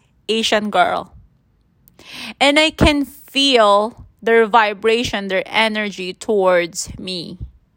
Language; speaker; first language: English; non-native, local second language; Filipino